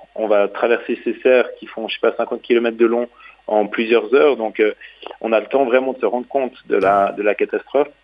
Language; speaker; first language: French; native; French